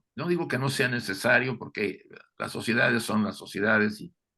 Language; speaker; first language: Spanish; native; Spanish